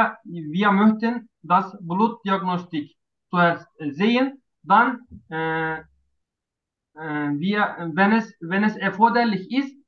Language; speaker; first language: German; non-native, learner; Turkish